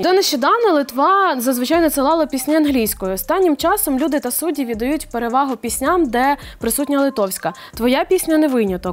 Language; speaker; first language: Ukrainian; native; Ukrainian